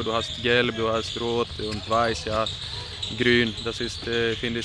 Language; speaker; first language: German; non-native, learner; Swedish